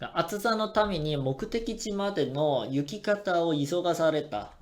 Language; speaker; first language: Japanese; non-native, fluent; Korean